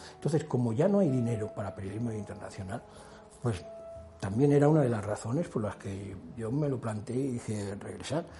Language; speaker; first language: Spanish; native; Spanish